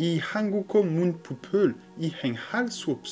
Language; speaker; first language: Korean; non-native, fluent; French